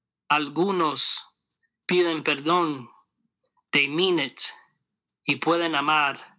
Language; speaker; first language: Spanish; early bilingual, heritage; Spanish